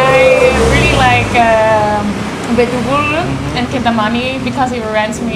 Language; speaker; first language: English; non-native, fluent; Swiss German